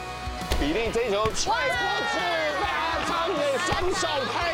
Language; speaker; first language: Chinese; native; Chinese